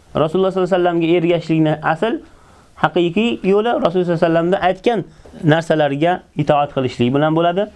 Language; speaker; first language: Uzbek; native; Uzbek